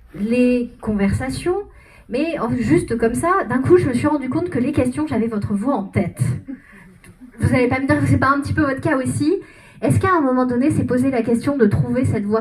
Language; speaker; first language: French; native; French